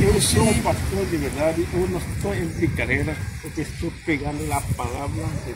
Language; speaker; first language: Portuguese; non-native, learner; Haitian Creole